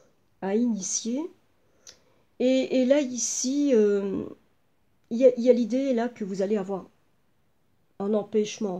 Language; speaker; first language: French; native; French